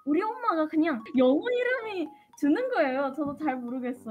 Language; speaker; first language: Korean; non-native, learner; Indonesian